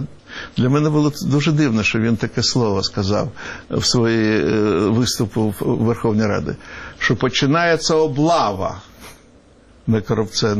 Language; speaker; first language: Ukrainian; non-native, local second language; Russian